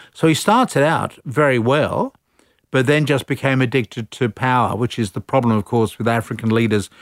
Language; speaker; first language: English; native; English